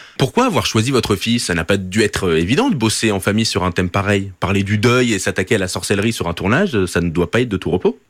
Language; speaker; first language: French; native; French